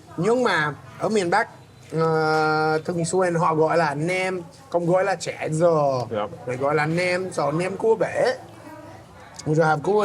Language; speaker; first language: Vietnamese; non-native, fluent; English